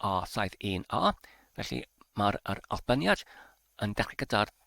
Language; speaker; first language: Welsh; non-native, learner; English